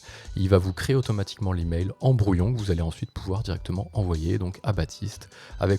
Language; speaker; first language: French; native; French